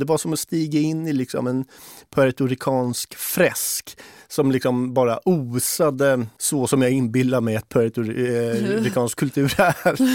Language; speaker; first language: Swedish; native; Swedish